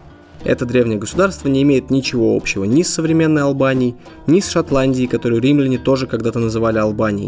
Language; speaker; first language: Russian; native; Russian